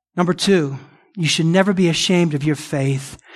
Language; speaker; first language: English; early bilingual, other home language; Italian